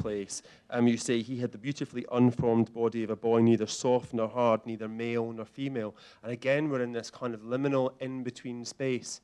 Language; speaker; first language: English; native; English